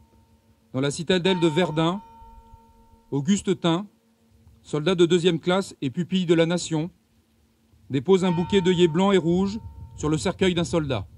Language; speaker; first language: French; native; French